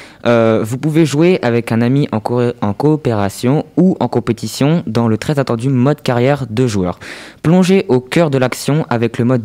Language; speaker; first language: French; native; French